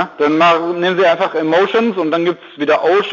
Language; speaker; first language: German; native; German